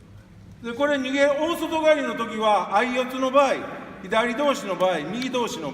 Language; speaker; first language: Japanese; native; Japanese